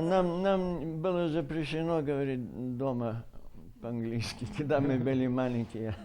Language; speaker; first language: Russian; early bilingual, heritage; Russian